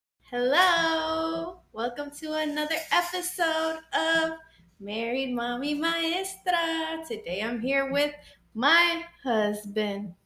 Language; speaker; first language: English; early bilingual, other home language; Spanish